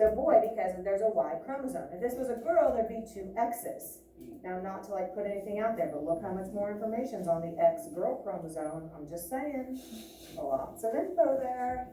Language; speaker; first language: English; native; English